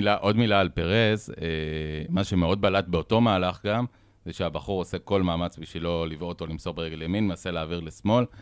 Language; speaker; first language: Hebrew; native; Hebrew